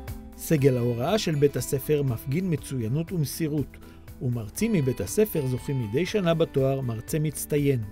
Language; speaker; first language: Hebrew; native; Hebrew